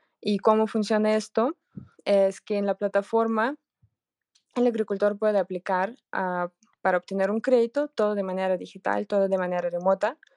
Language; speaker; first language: Spanish; non-native, fluent; Russian